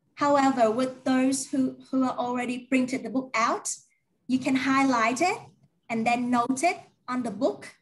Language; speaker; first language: English; non-native, learner; Vietnamese